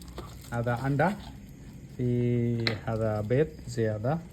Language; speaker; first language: Arabic; non-native, learner; Bangla